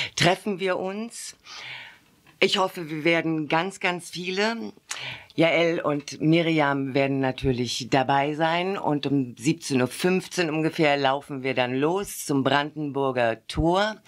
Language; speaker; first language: German; native; German